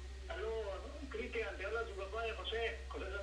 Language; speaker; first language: Spanish; native; Spanish